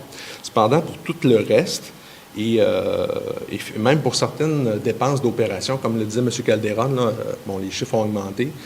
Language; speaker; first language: French; native; French